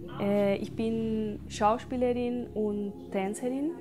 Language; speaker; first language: German; non-native, fluent; Spanish